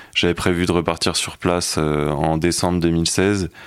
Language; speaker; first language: French; native; French